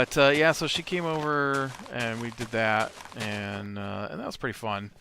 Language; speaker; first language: English; native; English